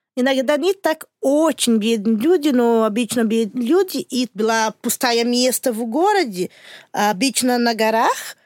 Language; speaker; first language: Russian; non-native, learner; Portuguese